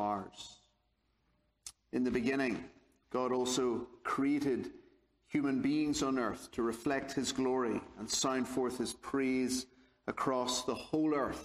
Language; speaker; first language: English; native; English